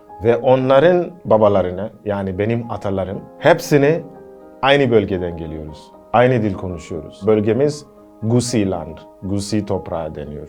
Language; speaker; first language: Turkish; non-native, fluent; Gusii